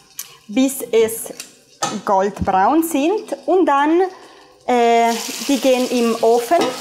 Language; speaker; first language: German; non-native, fluent; Italian